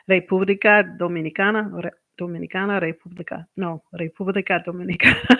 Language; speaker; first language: Spanish; non-native, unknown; English